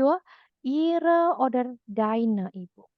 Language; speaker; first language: German; non-native, fluent; Indonesian